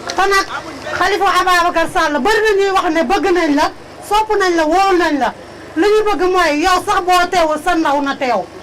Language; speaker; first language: Wolof; native; Wolof